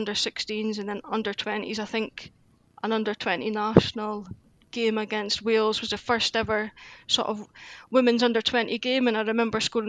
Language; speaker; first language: English; native; English